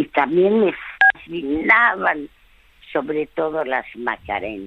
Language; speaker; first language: Spanish; early bilingual, other home language; French